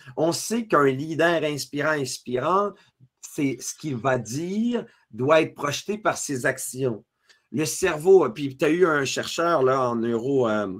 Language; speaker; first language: French; native; French